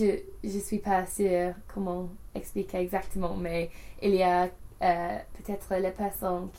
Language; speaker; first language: French; non-native, learner; English